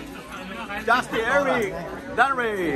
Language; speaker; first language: English; non-native, local second language; Filipino